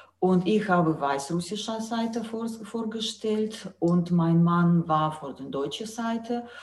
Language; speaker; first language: German; non-native, fluent; Russian